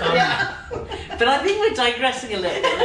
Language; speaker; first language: English; native; English